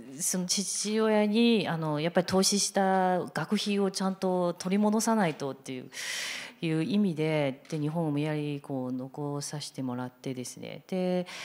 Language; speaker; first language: Japanese; non-native, fluent; Chinese